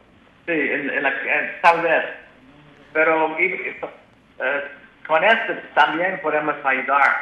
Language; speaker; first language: Spanish; non-native, learner; English